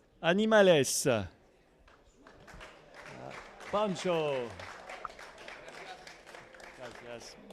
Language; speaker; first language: Spanish; non-native, fluent; French